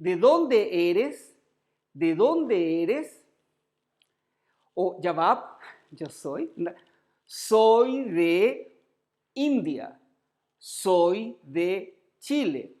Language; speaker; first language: Spanish; non-native, learner; Urdu